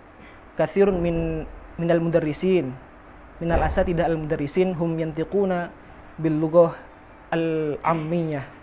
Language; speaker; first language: Arabic; non-native, fluent; Indonesian